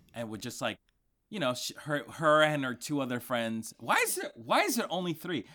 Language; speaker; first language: English; early bilingual, other home language; Spanish